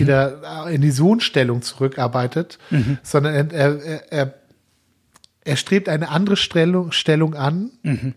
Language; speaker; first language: German; native; German